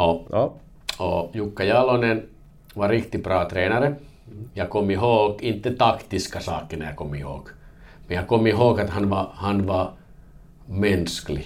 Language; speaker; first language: Swedish; non-native, local second language; Finnish